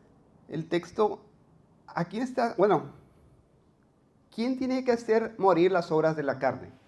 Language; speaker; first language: Spanish; native; Spanish